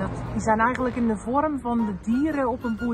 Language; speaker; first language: Dutch; native; Dutch